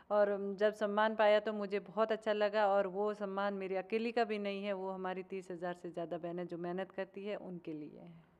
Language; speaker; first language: Hindi; native; Hindi